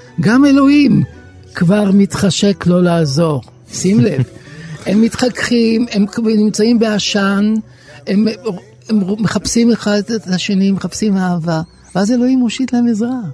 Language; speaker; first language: Hebrew; native; Hebrew